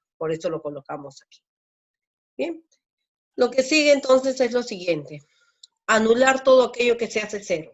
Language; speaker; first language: Spanish; native; Spanish